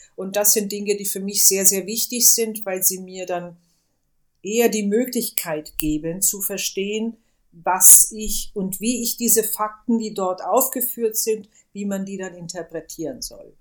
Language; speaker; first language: German; non-native, fluent; Italian